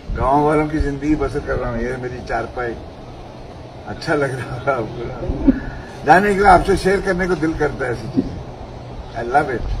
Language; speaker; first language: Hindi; non-native, local second language; Punjabi